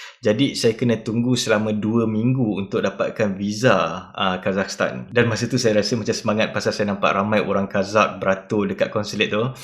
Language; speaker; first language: Malay; native; Malay